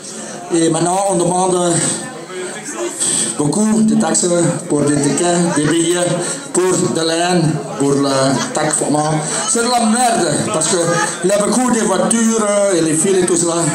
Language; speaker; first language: French; non-native, local second language; Dutch